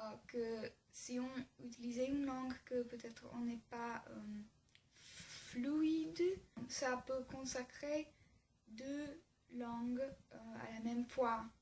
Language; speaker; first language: French; non-native, learner; English